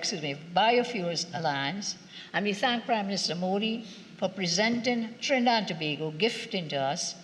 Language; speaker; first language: English; native; English